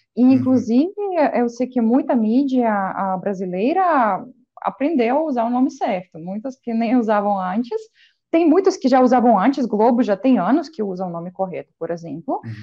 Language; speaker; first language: Portuguese; non-native, fluent; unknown